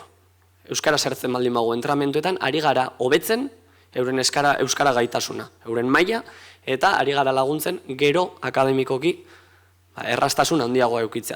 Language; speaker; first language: Basque; native; Basque